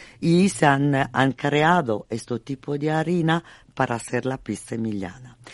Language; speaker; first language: Spanish; non-native, fluent; Italian